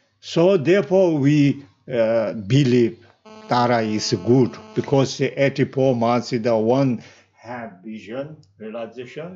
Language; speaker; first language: English; non-native, learner; Tibetan